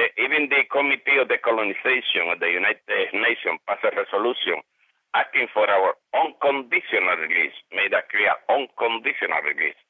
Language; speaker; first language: English; non-native, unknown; Spanish